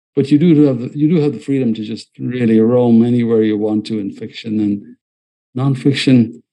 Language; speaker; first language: English; non-native, fluent; Malayalam